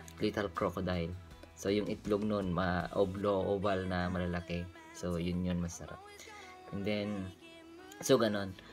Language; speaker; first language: Filipino; non-native, local second language; Iloko